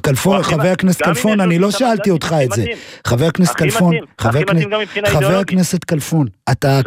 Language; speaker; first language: Hebrew; native; Hebrew